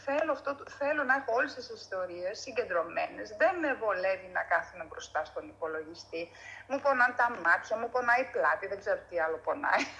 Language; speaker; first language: Greek; early bilingual, heritage; Greek